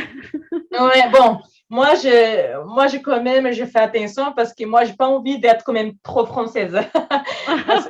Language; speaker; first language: French; non-native, fluent; Portuguese